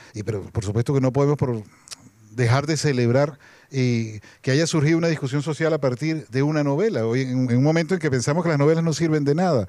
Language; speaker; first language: Spanish; native; Spanish